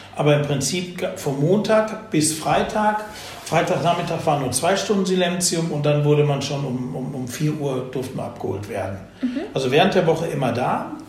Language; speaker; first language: German; native; German